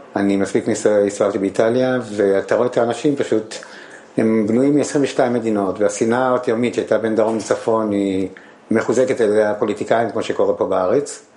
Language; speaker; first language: Hebrew; non-native, fluent; Spanish